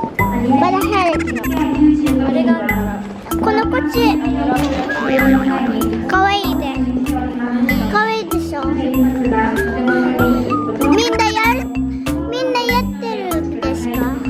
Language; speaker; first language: Japanese; early bilingual, other home language; Filipino